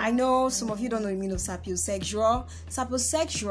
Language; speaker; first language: English; non-native, local second language; Igbo